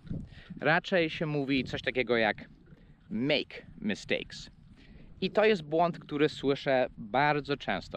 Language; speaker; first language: Polish; non-native, fluent; English